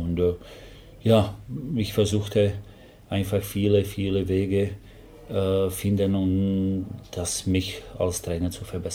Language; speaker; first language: German; non-native, fluent; Slovak